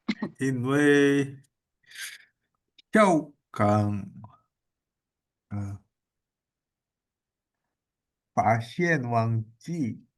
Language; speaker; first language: Chinese; non-native, learner; Indonesian